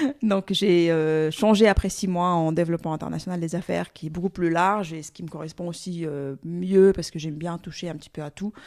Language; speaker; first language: French; non-native, fluent; Russian